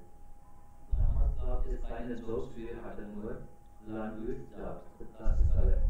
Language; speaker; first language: German; non-native, learner; Hindi